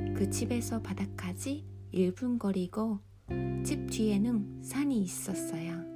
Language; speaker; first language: Korean; non-native, fluent; Japanese